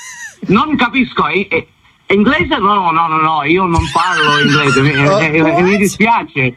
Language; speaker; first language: Italian; non-native, learner; English